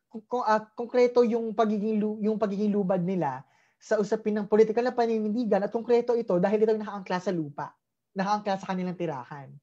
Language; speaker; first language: Filipino; native; Filipino